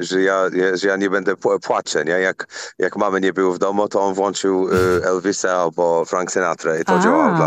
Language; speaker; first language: Polish; non-native, learner; English